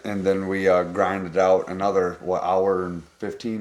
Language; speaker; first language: English; native; English